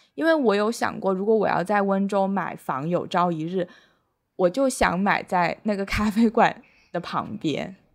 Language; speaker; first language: Chinese; native; Chinese